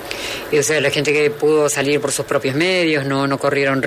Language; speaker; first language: Spanish; native; Spanish